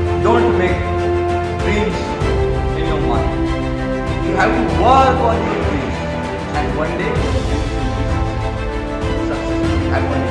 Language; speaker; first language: English; non-native, local second language; Marathi